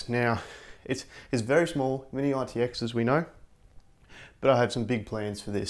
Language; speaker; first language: English; native; English